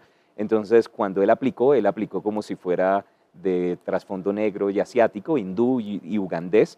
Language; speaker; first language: Spanish; native; Spanish